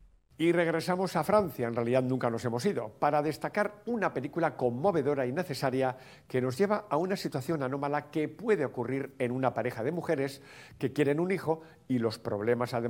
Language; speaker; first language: Spanish; native; Spanish